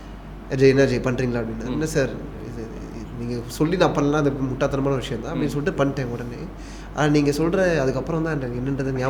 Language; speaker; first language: Tamil; native; Tamil